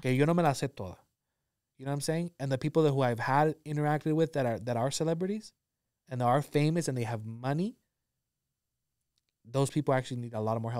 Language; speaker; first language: English; early bilingual, other home language; Spanish